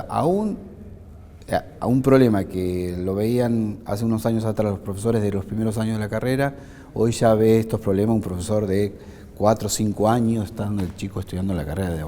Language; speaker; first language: Spanish; native; Spanish